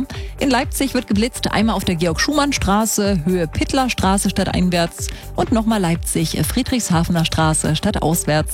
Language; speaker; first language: German; native; German